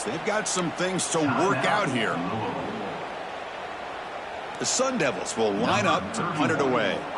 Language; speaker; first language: English; native; English